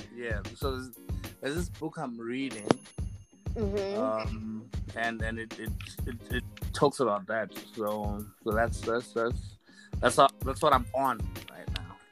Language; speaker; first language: English; non-native, local second language; Shona